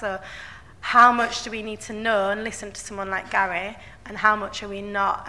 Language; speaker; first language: English; native; English